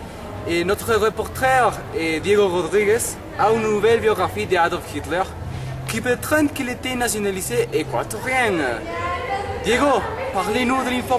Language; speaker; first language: French; non-native, learner; Spanish